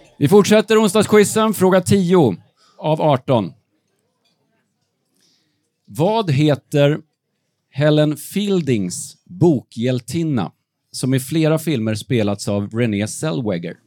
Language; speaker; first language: Swedish; native; Swedish